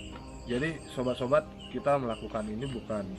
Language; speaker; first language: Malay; non-native, local second language; Balinese